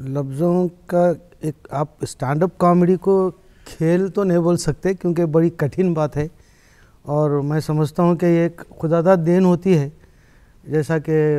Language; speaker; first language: Hindi; native; Hindi